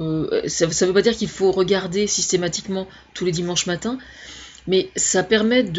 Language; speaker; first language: French; native; French